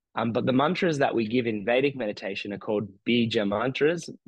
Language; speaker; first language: English; native; English